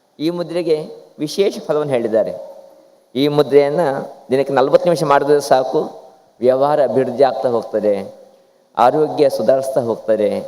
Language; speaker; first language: Kannada; non-native, local second language; Konkani